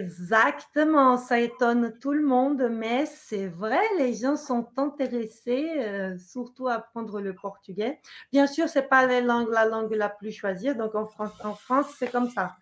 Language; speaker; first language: French; non-native, fluent; Portuguese